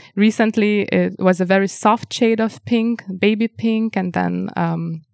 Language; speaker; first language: English; non-native, fluent; Lithuanian